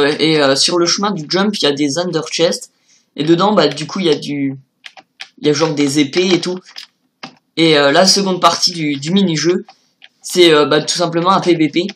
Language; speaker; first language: French; native; French